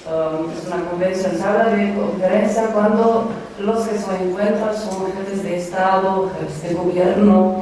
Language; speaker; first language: Spanish; non-native, fluent; Romanian